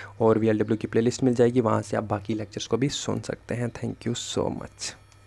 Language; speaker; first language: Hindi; non-native, local second language; Kashmiri